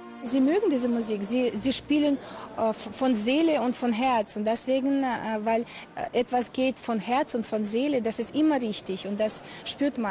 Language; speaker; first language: German; non-native, fluent; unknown